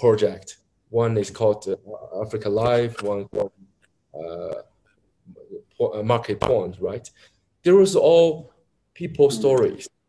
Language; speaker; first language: English; non-native, learner; Chinese